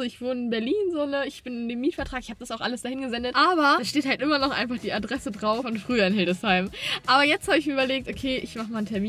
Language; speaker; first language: German; native; German